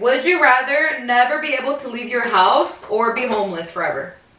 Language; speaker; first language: English; early bilingual, other home language; Spanish